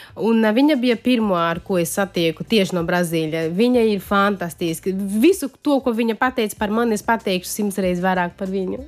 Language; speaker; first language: Latvian; non-native, fluent; Portuguese